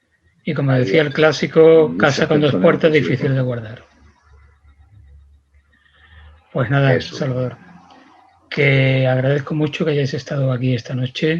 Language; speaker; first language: Spanish; native; Spanish